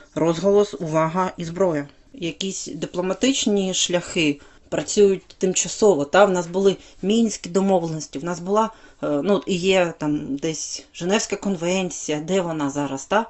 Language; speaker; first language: Ukrainian; native; Ukrainian